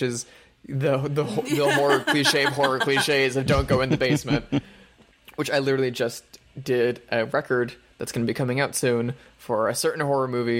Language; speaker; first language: English; native; English